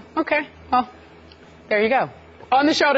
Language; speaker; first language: English; native; English